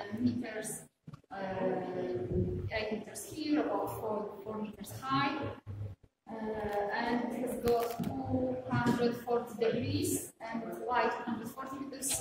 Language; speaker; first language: English; non-native, fluent; Polish